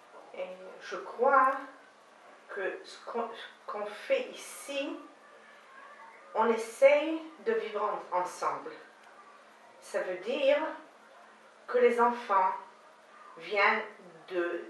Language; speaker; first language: French; non-native, learner; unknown